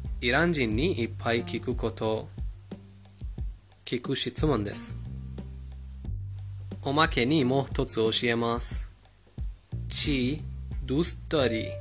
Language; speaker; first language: Japanese; non-native, learner; Persian